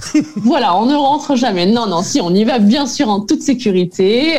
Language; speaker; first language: French; native; French